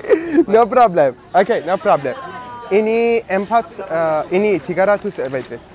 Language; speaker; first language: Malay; non-native, learner; Persian